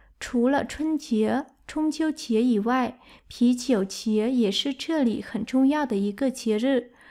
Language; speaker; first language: Chinese; non-native, fluent; Vietnamese